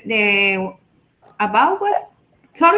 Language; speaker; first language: English; non-native, learner; Spanish